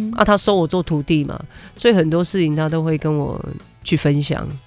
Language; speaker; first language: Chinese; non-native, local second language; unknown